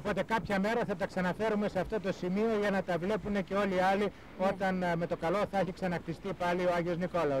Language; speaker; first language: Greek; native; Greek